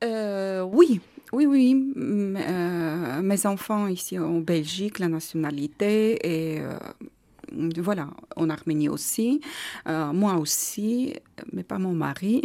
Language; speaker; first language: French; non-native, learner; Armenian